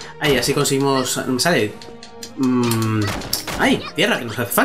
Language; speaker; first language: Spanish; native; Spanish